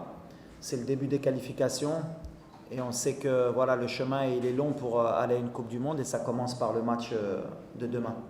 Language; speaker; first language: French; early bilingual, other home language; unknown